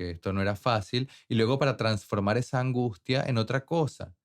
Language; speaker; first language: Spanish; native; Spanish